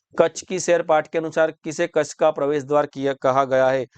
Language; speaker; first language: Hindi; non-native, local second language; Gujarati